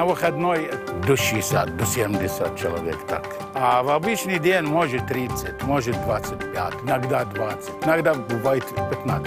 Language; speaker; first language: Ukrainian; non-native, learner; Arabic